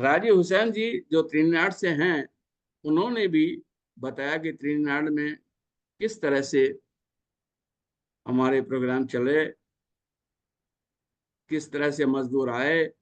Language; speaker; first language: Hindi; native; Hindi